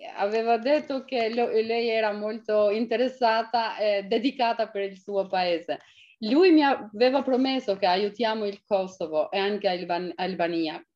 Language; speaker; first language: Italian; non-native, fluent; Albanian